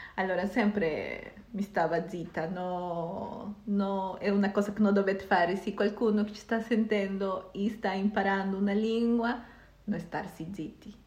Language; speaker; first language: Italian; non-native, fluent; Spanish